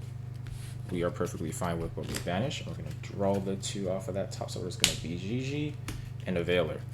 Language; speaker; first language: English; native; English